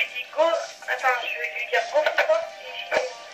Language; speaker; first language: French; native; French